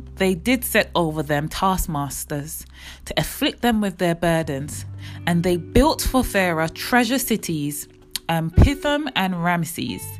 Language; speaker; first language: English; native; English